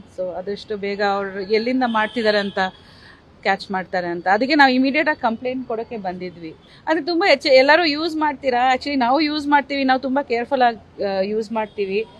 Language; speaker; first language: Kannada; non-native, fluent; Bangla